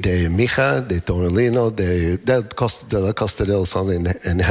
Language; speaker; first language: Spanish; non-native, learner; English